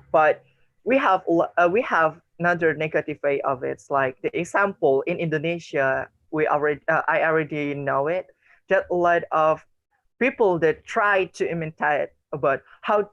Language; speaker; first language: English; non-native, learner; Indonesian